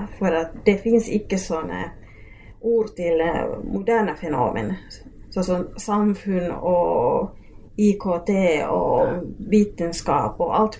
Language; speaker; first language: Swedish; non-native, local second language; Finnish